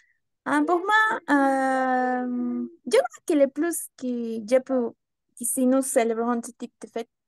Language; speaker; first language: French; non-native, learner; Spanish